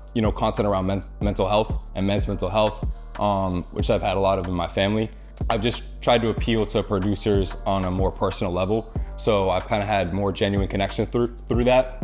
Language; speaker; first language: English; native; English